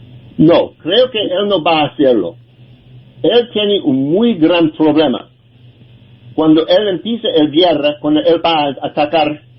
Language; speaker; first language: Spanish; non-native, learner; English